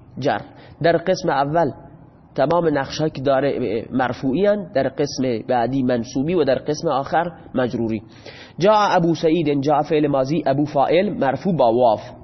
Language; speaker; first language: Persian; non-native, local second language; Baluchi